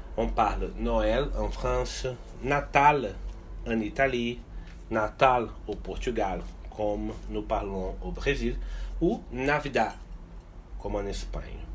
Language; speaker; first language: French; non-native, fluent; Portuguese